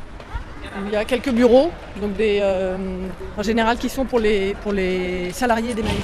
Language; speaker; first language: French; native; French